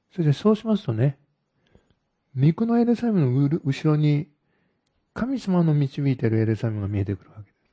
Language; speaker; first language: Japanese; native; Japanese